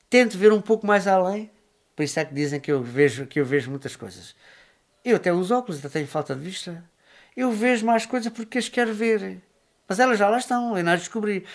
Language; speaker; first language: Portuguese; native; Portuguese